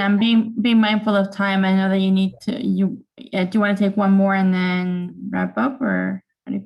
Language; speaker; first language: English; native; English